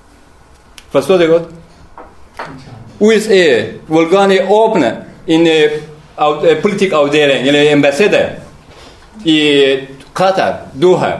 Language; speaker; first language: Danish; non-native, learner; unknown